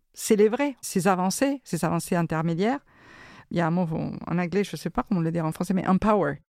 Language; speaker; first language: French; non-native, fluent; Spanish